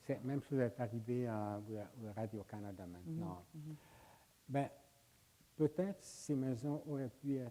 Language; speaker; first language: French; non-native, fluent; Hungarian